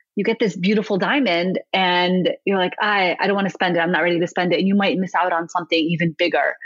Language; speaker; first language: English; early bilingual, other home language; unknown